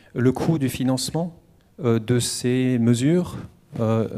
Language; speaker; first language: French; native; French